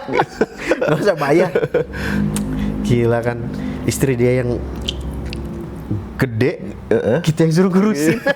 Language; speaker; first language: Indonesian; native; Indonesian